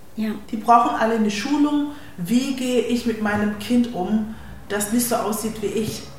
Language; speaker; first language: German; early bilingual, other home language; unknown